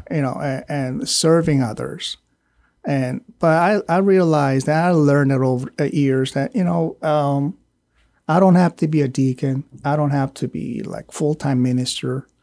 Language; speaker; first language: English; non-native, fluent; Korean